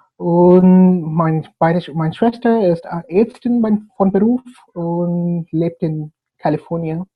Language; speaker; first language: German; non-native, fluent; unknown